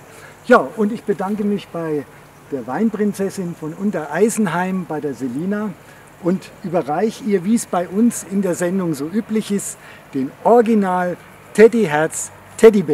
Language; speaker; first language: German; native; German